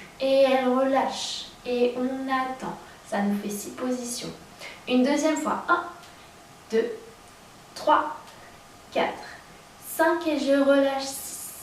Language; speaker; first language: French; native; French